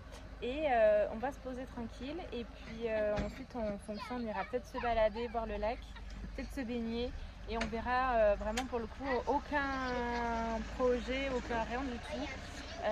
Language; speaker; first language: French; native; French